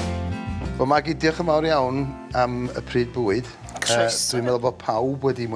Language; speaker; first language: Welsh; native; Welsh